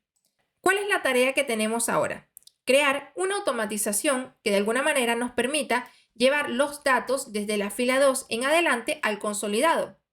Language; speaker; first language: Spanish; native; Spanish